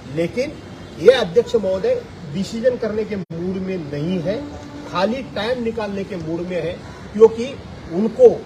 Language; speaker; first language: Hindi; non-native, local second language; Marathi